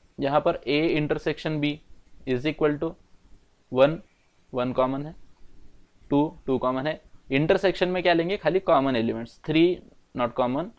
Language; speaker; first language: Hindi; non-native, local second language; Marathi